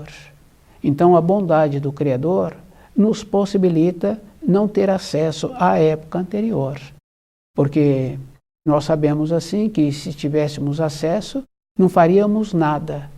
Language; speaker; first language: Portuguese; native; Portuguese